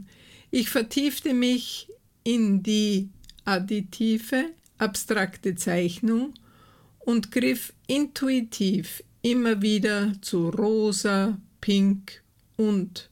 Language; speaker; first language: German; native; German